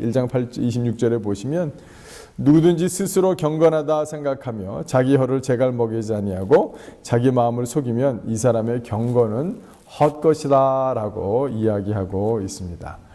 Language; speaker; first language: Korean; native; Korean